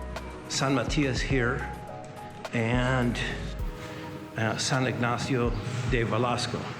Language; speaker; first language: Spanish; non-native, learner; English